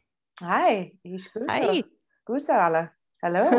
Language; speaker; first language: German; non-native, fluent; English